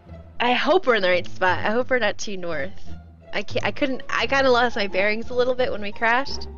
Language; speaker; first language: English; native; English